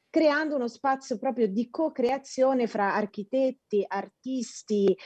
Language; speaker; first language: Italian; native; Italian